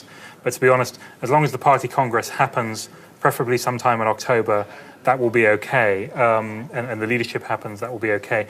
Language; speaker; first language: English; native; English